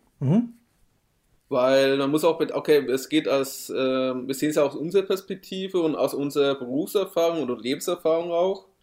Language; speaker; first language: German; native; German